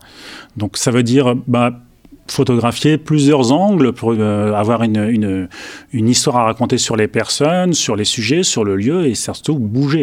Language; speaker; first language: French; native; French